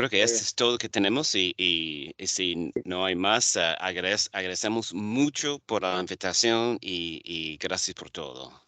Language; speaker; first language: Spanish; non-native, fluent; English